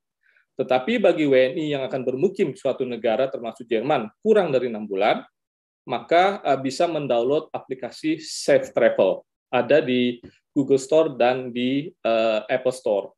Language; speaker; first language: Indonesian; native; Indonesian